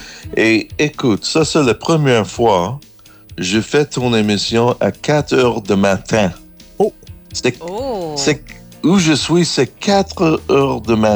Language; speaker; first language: French; non-native, learner; English